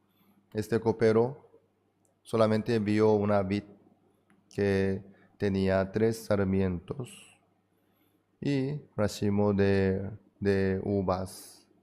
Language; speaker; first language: Spanish; non-native, fluent; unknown